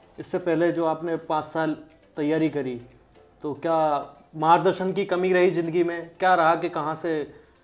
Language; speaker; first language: Hindi; native; Hindi